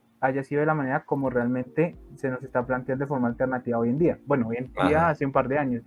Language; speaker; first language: Spanish; native; Spanish